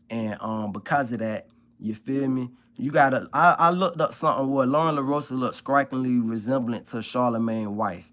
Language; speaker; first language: English; native; English